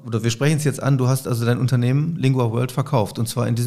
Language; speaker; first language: German; native; German